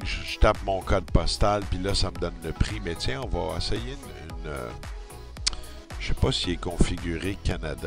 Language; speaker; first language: French; native; French